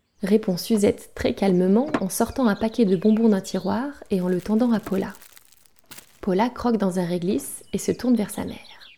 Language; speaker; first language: French; native; French